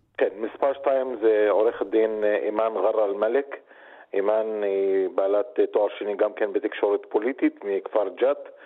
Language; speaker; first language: Hebrew; non-native, local second language; Arabic